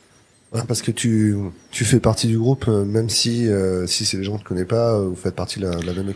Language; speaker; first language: French; native; French